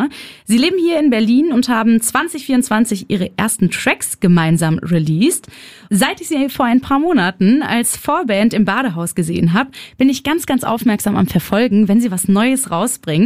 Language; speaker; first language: German; native; German